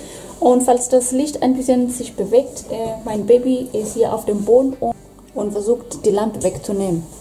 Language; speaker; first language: German; non-native, fluent; Swahili